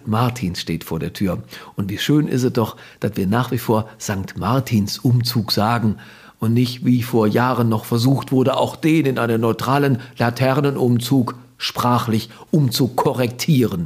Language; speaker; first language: German; native; German